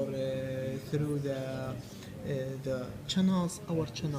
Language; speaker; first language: English; non-native, learner; Kurdish